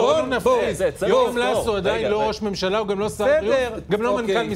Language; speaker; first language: Hebrew; native; Hebrew